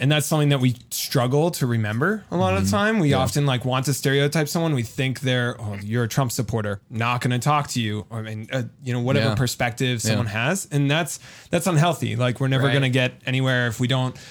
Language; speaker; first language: English; native; English